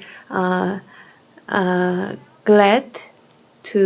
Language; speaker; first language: English; non-native, learner; Korean